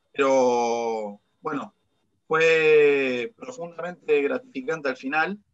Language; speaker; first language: Spanish; native; Spanish